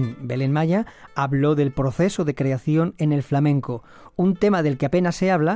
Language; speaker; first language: Spanish; native; Spanish